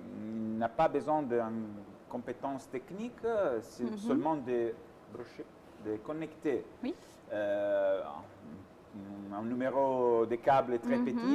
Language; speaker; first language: French; non-native, fluent; Italian